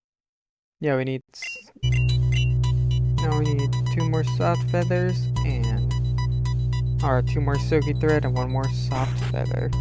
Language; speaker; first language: English; native; English